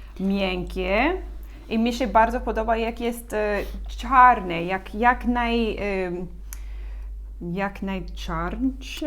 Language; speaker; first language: Polish; non-native, learner; English